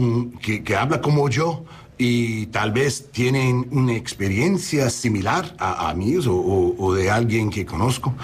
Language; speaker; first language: Spanish; non-native, learner; English